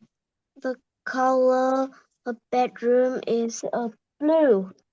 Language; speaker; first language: English; non-native, learner; Vietnamese